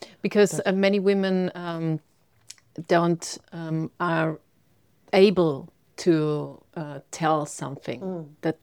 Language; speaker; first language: English; non-native, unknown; German